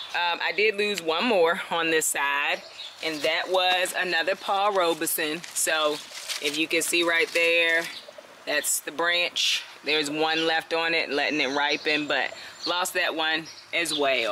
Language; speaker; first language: English; native; English